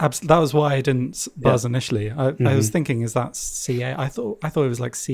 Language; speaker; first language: English; native; English